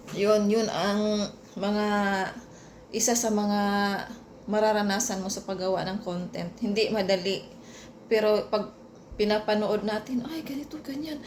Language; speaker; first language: Filipino; non-native, local second language; Cebuano